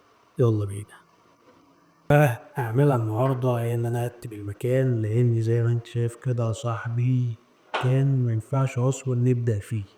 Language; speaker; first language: Arabic; native; Arabic